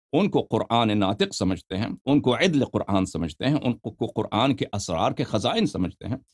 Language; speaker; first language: Urdu; non-native, fluent; Persian